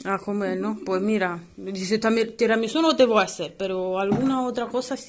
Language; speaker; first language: Spanish; non-native, learner; Russian